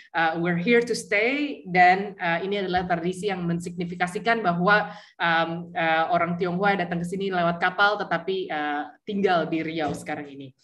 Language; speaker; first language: Indonesian; early bilingual, heritage; Indonesian